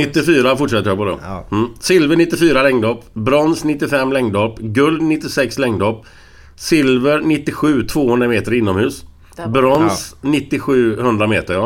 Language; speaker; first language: Swedish; native; Swedish